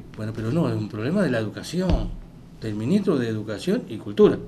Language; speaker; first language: Spanish; native; Spanish